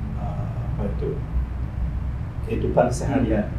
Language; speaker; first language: Indonesian; non-native, fluent; Rundi